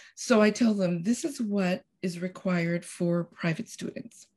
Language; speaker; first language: English; non-native, fluent; Spanish